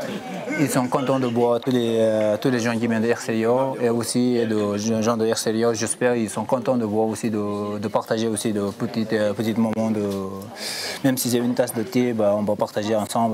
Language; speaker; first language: French; non-native, fluent; Sherpa